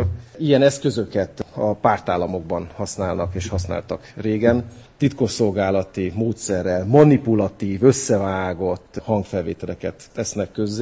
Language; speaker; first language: Hungarian; native; Hungarian